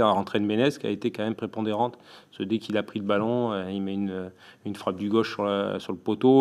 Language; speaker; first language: French; native; French